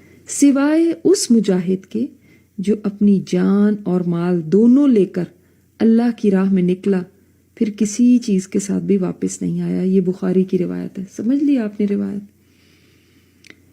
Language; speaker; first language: Urdu; native; Urdu